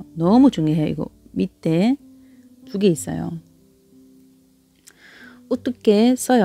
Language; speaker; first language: Korean; non-native, learner; Arabic